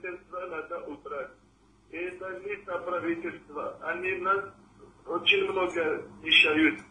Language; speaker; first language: Russian; non-native, learner; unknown